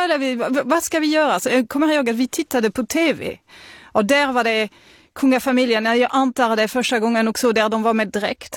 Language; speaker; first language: Swedish; non-native, fluent; French